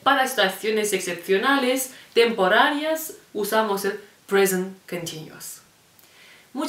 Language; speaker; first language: Spanish; non-native, fluent; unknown